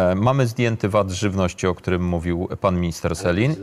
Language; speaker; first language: Polish; native; Polish